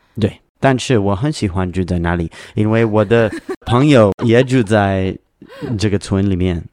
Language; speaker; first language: Chinese; non-native, learner; English